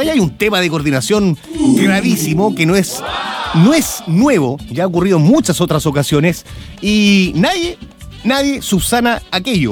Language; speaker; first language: Spanish; native; Spanish